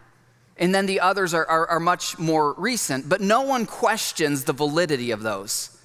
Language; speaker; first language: English; native; English